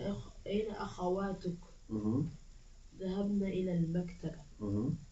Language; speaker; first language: Arabic; non-native, learner; English